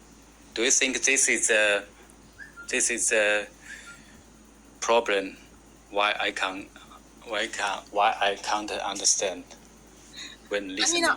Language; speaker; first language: English; non-native, learner; Chinese